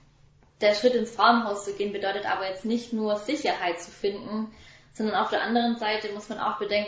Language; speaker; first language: German; native; German